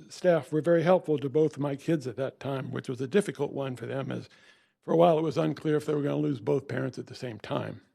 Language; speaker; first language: English; native; English